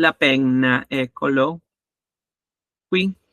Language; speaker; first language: Italian; non-native, learner; Spanish